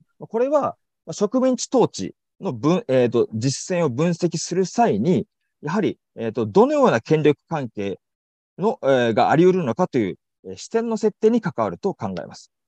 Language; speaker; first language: Japanese; native; Japanese